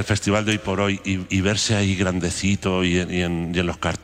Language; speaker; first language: Spanish; native; Spanish